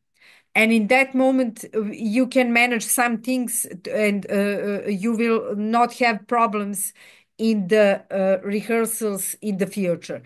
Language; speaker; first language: English; non-native, fluent; Serbian